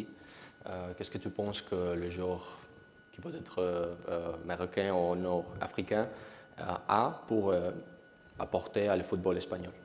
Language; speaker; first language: French; non-native, learner; Spanish